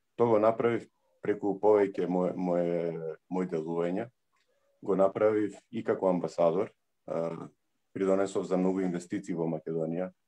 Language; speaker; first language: Macedonian; early bilingual, heritage; Macedonian